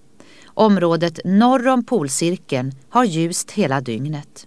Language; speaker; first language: Swedish; native; Swedish